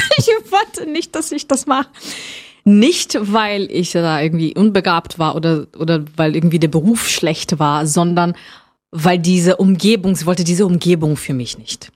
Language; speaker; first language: German; non-native, fluent; Portuguese